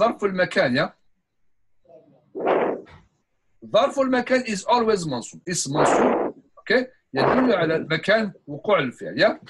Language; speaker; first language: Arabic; non-native, fluent; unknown